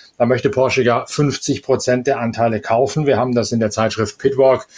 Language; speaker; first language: German; native; German